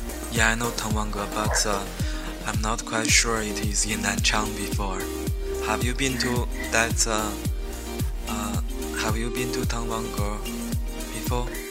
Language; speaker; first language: English; non-native, learner; Chinese